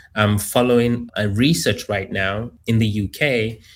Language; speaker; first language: English; non-native, local second language; Yoruba